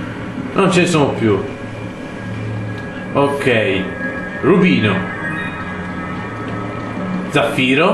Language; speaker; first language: Italian; native; Italian